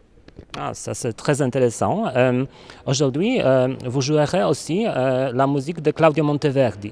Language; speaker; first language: French; non-native, learner; Polish